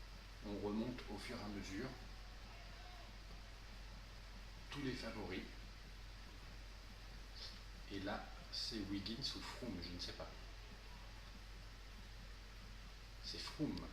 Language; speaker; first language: French; native; French